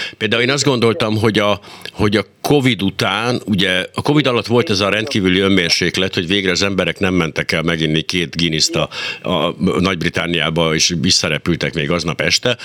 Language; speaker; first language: Hungarian; native; Hungarian